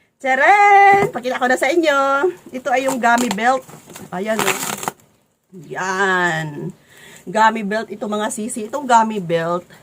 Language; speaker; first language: Filipino; non-native, local second language; Cebuano